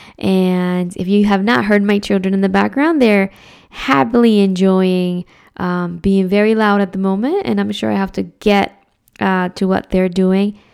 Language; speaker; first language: English; early bilingual, other home language; Spanish